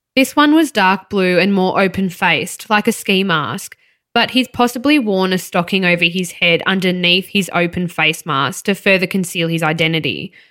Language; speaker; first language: English; native; English